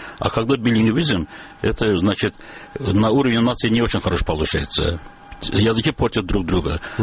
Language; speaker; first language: Russian; non-native, local second language; Azerbaijani